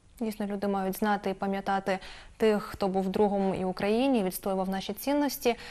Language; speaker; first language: Ukrainian; native; Ukrainian